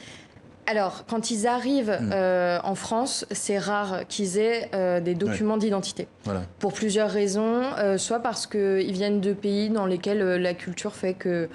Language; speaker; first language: French; native; French